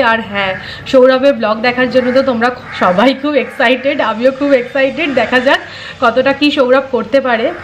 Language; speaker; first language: Bangla; native; Bangla